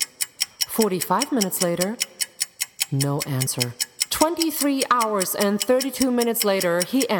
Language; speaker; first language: English; non-native, fluent; German